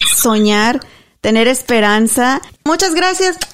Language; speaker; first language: Spanish; native; Spanish